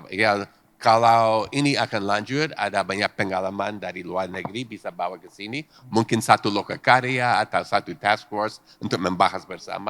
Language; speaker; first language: Indonesian; non-native, fluent; English